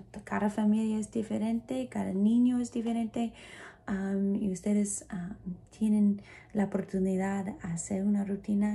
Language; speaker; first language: Spanish; non-native, fluent; English